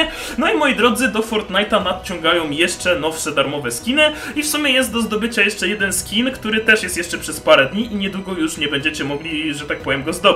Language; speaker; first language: Polish; native; Polish